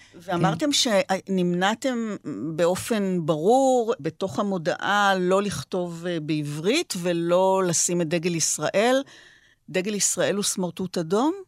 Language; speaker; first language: Hebrew; native; Hebrew